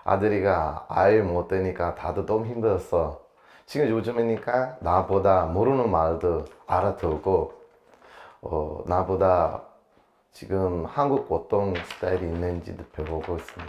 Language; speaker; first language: Korean; non-native, learner; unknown